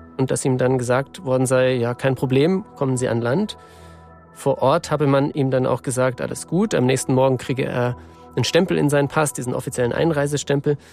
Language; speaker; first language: German; native; German